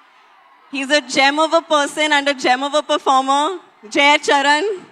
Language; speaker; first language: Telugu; non-native, learner; Hindi